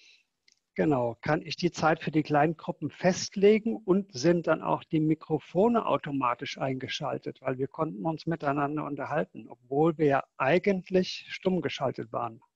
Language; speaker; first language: German; native; German